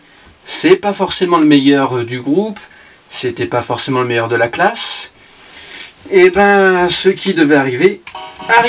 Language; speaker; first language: French; native; French